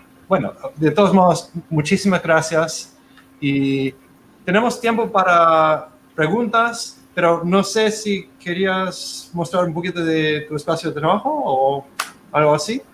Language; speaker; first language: Spanish; non-native, fluent; English